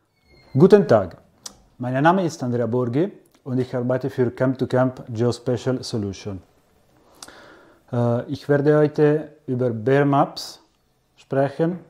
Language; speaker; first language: German; non-native, fluent; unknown